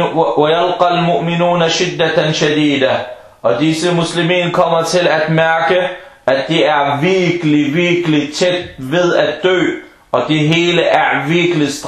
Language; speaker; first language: Danish; non-native, fluent; Arabic